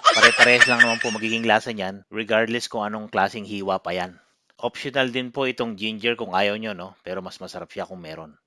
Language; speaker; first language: Filipino; non-native, local second language; Iloko